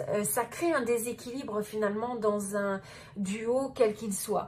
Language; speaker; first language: French; native; French